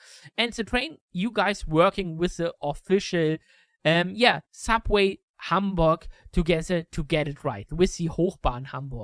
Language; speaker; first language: English; non-native, fluent; German